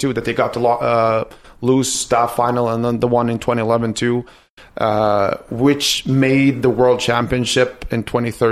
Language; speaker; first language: English; non-native, fluent; Swedish